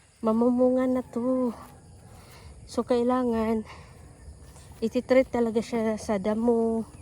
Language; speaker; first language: Filipino; non-native, local second language; Bikol